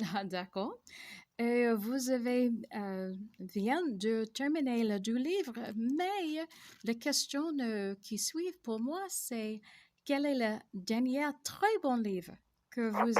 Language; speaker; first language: French; non-native, fluent; English